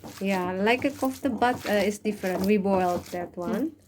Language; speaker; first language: English; non-native, fluent; Indonesian